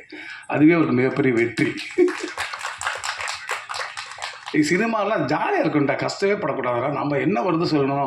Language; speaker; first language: Tamil; native; Tamil